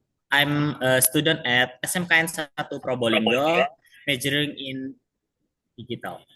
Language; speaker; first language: English; non-native, learner; Indonesian